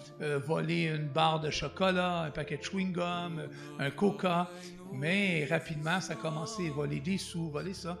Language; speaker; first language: French; native; French